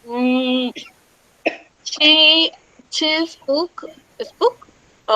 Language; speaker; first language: English; non-native, learner; Spanish